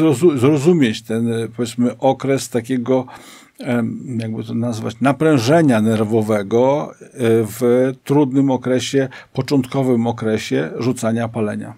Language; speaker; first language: Polish; native; Polish